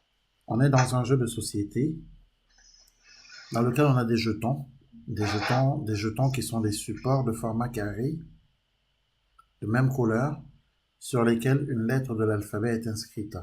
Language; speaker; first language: French; native; French